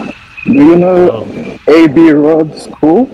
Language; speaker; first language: English; non-native, learner; French